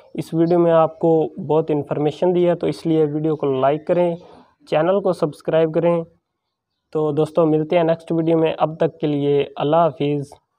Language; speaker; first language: Urdu; non-native, local second language; Punjabi